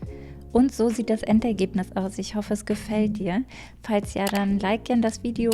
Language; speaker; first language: German; native; German